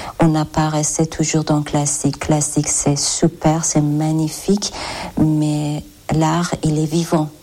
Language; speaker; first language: French; non-native, learner; Persian